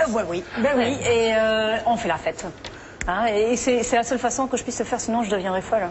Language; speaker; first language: French; non-native, fluent; English